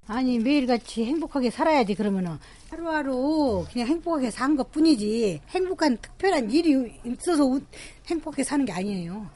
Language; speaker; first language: Korean; native; Korean